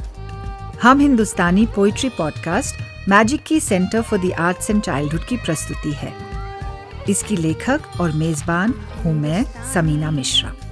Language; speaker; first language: Hindi; native; Hindi